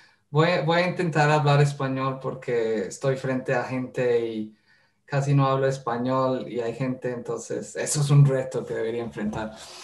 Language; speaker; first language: Spanish; non-native, fluent; English